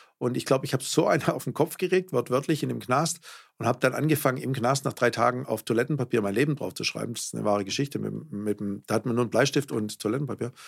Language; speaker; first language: German; native; German